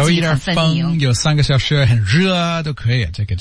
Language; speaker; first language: Chinese; non-native, learner; English